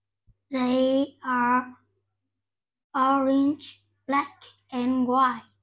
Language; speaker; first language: English; non-native, learner; Vietnamese